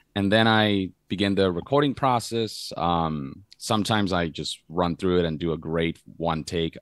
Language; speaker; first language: English; non-native, fluent; Spanish